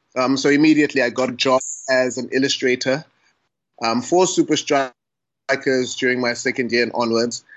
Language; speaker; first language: English; non-native, local second language; Xhosa